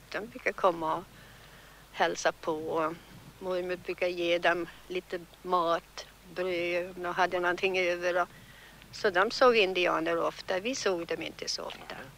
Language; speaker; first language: Swedish; early bilingual, heritage; Swedish